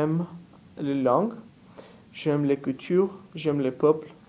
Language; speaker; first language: French; non-native, learner; Portuguese